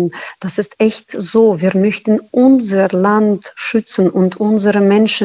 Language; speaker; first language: German; non-native, fluent; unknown